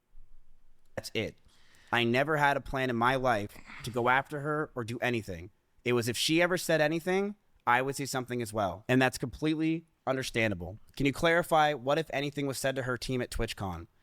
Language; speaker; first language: English; native; English